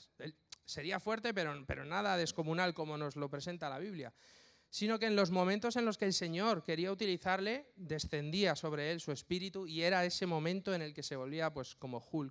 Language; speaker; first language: Spanish; native; Spanish